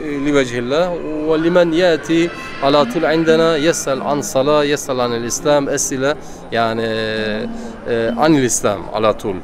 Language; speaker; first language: Arabic; non-native, fluent; Turkish